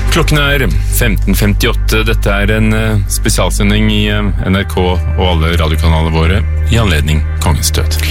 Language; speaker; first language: Norwegian; native; Norwegian